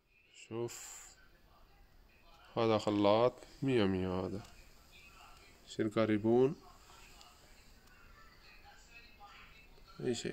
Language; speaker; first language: Arabic; non-native, learner; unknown